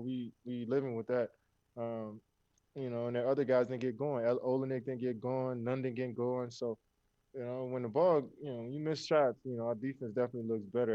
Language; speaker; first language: English; native; English